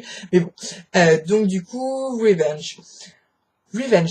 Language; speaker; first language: French; native; French